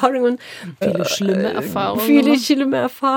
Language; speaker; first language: German; native; German